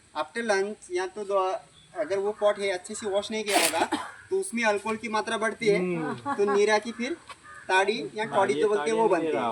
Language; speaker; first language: Hindi; non-native, local second language; Marathi